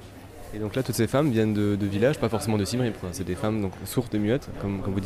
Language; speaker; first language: French; native; French